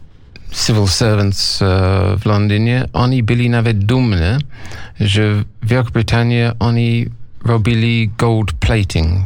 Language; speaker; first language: Polish; non-native, learner; English